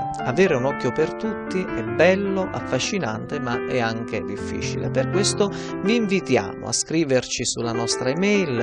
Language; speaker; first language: Italian; native; Italian